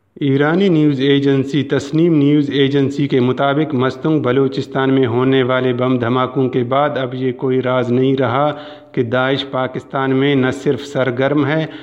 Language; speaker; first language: Urdu; non-native, local second language; Baluchi